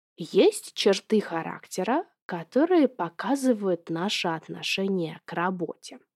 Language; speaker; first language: Russian; native; Russian